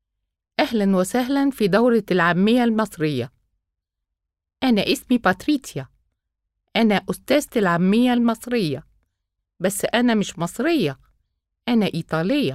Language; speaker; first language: Arabic; non-native, fluent; Italian